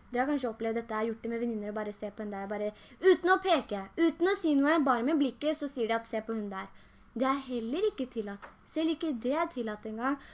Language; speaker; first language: Norwegian; early bilingual, other home language; Urdu